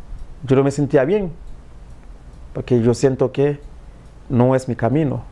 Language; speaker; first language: Spanish; non-native, fluent; Haitian Creole